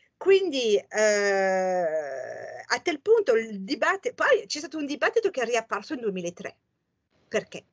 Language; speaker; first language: Italian; non-native, fluent; French